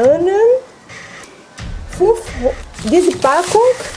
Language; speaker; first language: German; non-native, learner; Portuguese